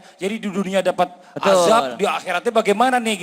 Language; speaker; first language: Indonesian; native; Indonesian